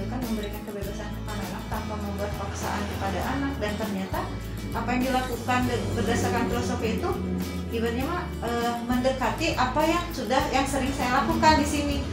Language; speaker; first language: Indonesian; non-native, local second language; Sundanese